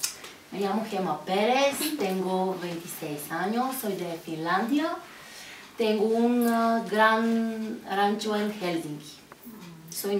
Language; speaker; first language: Spanish; non-native, learner; Bulgarian